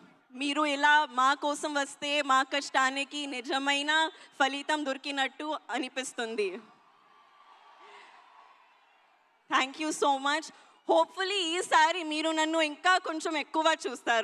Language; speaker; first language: Telugu; non-native, learner; Hindi